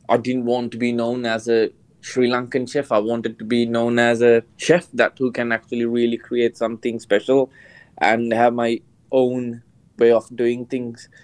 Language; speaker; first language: English; non-native, local second language; Sinhala